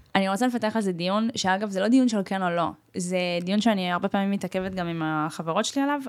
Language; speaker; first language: Hebrew; native; Hebrew